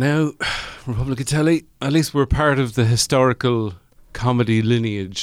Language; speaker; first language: English; native; English